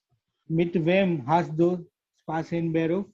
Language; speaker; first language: German; non-native, learner; Gujarati